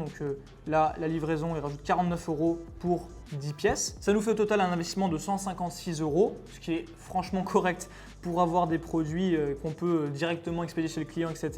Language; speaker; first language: French; native; French